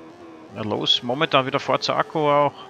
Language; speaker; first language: German; native; German